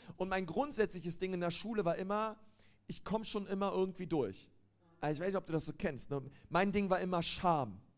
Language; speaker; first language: German; native; German